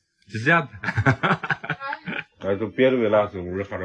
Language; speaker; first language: Russian; non-native, learner; Chinese